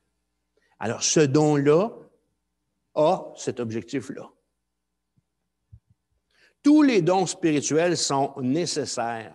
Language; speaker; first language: French; native; French